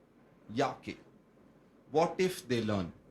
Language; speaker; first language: Kannada; non-native, learner; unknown